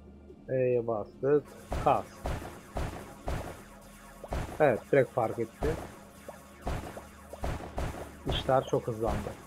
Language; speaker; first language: Turkish; native; Turkish